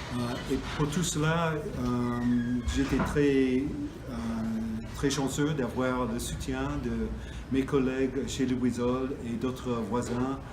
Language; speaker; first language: French; non-native, fluent; English